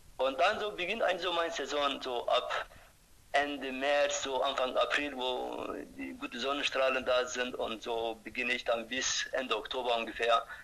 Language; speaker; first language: German; non-native, fluent; Turkish